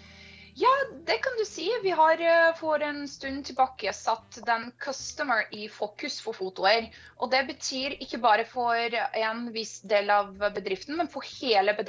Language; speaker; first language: Norwegian; non-native, fluent; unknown